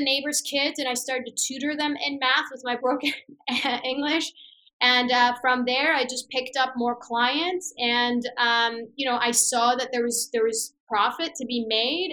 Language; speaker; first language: English; non-native, fluent; Persian